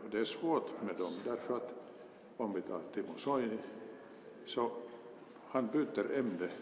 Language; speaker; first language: Swedish; non-native, local second language; Finnish